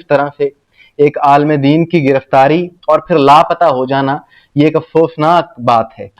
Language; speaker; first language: Urdu; native; Urdu